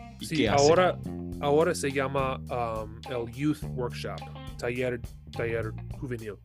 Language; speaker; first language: Spanish; non-native, learner; English